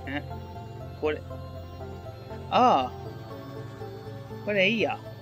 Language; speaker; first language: Japanese; non-native, learner; English